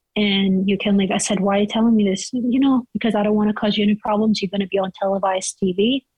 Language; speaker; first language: English; non-native, fluent; Arabic